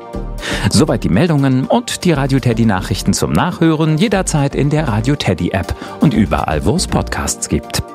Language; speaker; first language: German; native; German